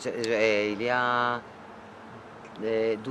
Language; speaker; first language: French; non-native, fluent; Spanish